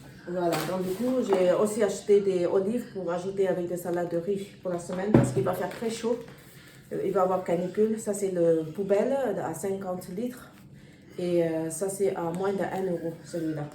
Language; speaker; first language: French; non-native, learner; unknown